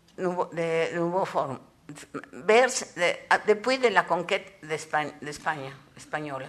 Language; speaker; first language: French; non-native, learner; Spanish